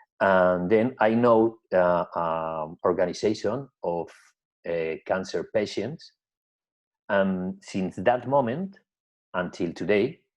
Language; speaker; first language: English; non-native, learner; Spanish